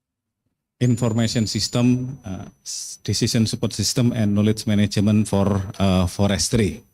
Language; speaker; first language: English; non-native, fluent; Indonesian